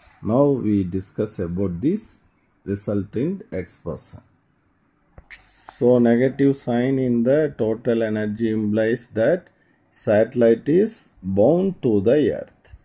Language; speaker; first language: English; non-native, local second language; Tamil